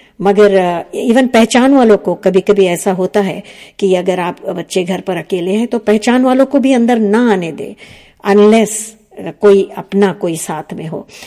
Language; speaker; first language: Hindi; early bilingual, heritage; Hindi